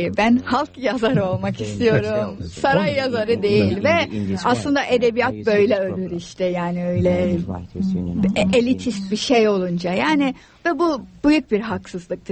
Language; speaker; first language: Turkish; non-native, fluent; English